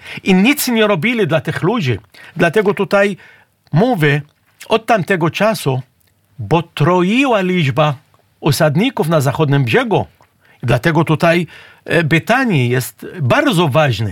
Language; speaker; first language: Polish; non-native, fluent; Arabic